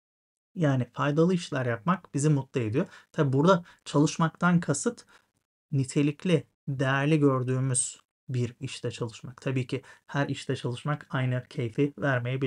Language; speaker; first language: Turkish; native; Turkish